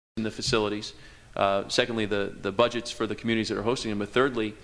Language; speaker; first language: English; native; English